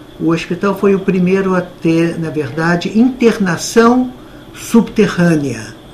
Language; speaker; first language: Portuguese; native; Portuguese